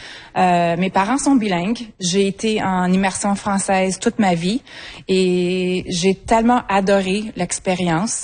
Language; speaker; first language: French; native; French